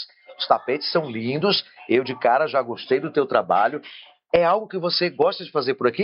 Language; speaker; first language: Portuguese; native; Portuguese